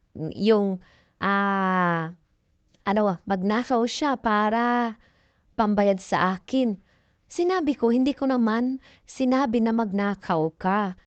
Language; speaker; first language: Filipino; non-native, local second language; Cebuano